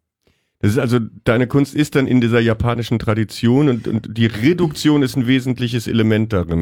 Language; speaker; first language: German; native; German